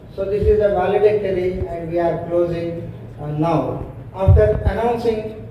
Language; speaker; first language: English; non-native, local second language; Telugu